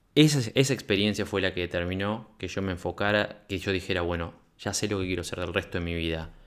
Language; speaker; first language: Spanish; native; Spanish